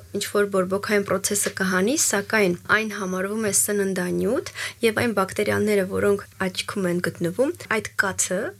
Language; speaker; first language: Armenian; native; Armenian